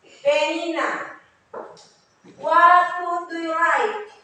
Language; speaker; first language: English; non-native, learner; Indonesian